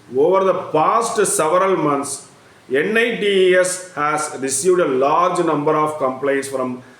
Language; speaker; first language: English; non-native, local second language; Tamil